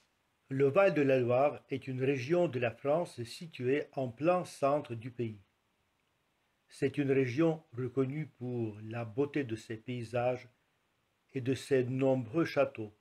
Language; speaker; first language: French; non-native, fluent; Russian